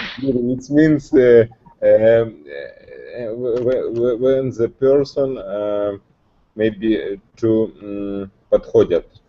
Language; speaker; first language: English; non-native, learner; Russian